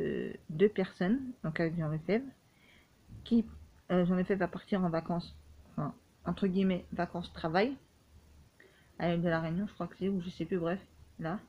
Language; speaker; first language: French; native; French